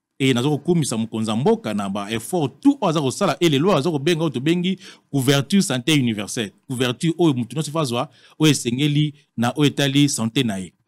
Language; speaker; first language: French; non-native, local second language; Lingala